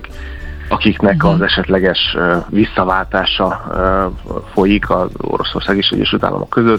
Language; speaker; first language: Hungarian; native; Hungarian